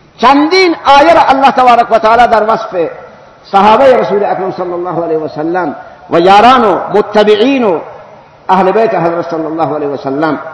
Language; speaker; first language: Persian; non-native, local second language; Baluchi